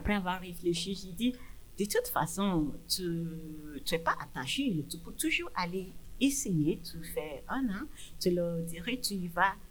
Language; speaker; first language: French; non-native, fluent; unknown